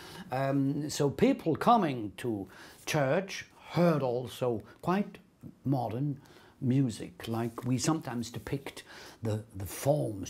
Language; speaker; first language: English; non-native, fluent; Swiss German